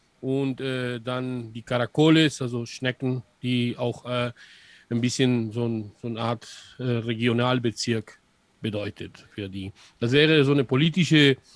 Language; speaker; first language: German; non-native, fluent; Spanish